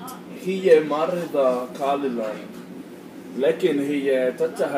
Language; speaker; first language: Arabic; non-native, learner; Spanish